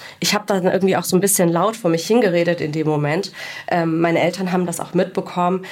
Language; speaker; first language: German; early bilingual, other home language; Greek